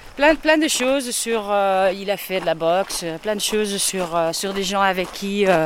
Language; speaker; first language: French; non-native, fluent; Dutch